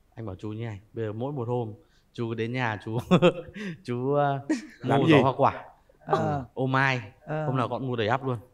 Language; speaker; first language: Vietnamese; native; Vietnamese